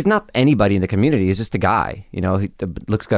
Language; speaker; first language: English; early bilingual, other home language; Hebrew